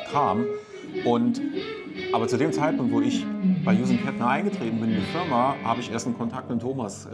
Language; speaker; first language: German; native; German